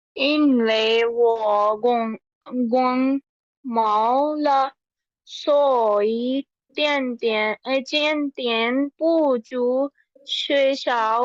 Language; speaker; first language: Chinese; non-native, learner; Urdu